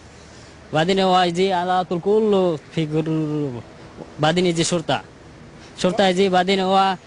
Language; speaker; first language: Arabic; non-native, learner; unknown